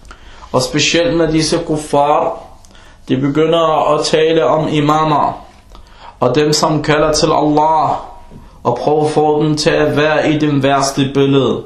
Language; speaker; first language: Danish; early bilingual, other home language; Arabic